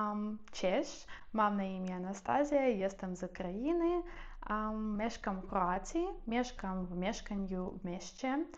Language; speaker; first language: Polish; non-native, learner; Russian